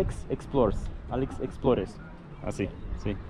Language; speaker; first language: Spanish; non-native, fluent; Russian